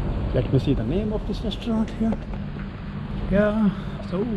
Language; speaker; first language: English; non-native, local second language; Urdu